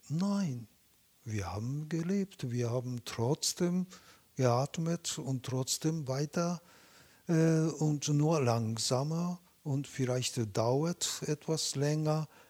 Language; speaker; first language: German; non-native, fluent; Japanese